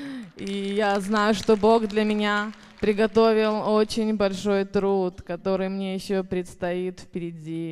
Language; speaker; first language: Russian; native; Russian